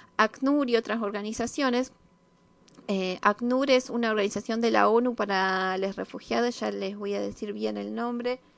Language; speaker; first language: Spanish; native; Spanish